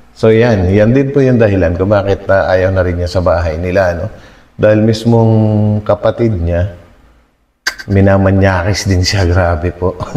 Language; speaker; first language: Filipino; non-native, local second language; Iloko